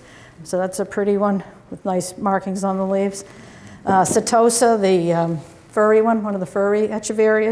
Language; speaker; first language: English; native; English